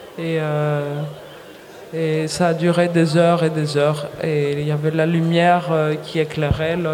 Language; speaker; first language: French; non-native, fluent; Greek